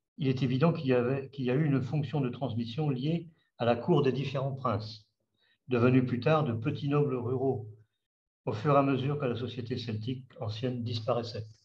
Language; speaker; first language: French; native; French